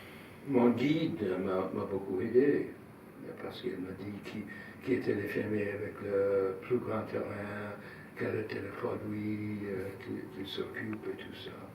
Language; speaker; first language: French; non-native, fluent; English